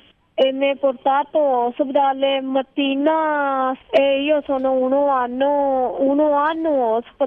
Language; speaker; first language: Italian; non-native, learner; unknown